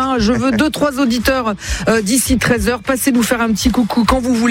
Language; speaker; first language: French; native; French